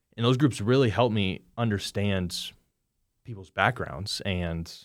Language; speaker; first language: English; native; English